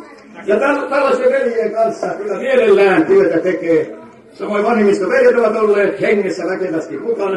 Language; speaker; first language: Finnish; native; Finnish